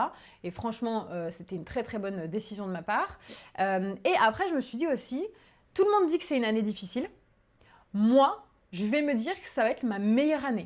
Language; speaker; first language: French; native; French